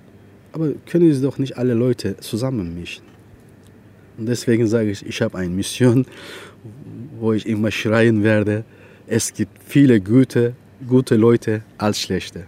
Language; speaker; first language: German; non-native, fluent; Turkish